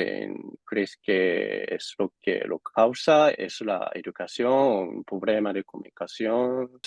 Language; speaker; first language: Spanish; non-native, fluent; Japanese